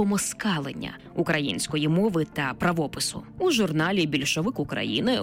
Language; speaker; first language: Ukrainian; native; Ukrainian